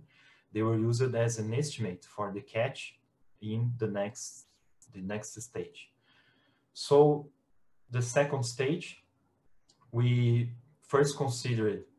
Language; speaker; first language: English; non-native, fluent; Portuguese